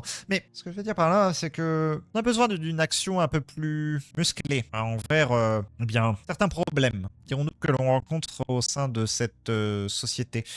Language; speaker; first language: French; native; French